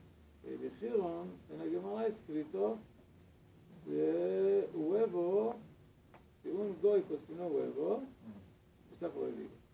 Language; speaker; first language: Spanish; non-native, learner; Hebrew